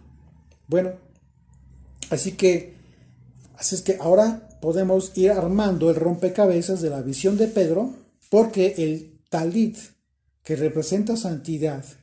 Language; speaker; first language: Spanish; native; Spanish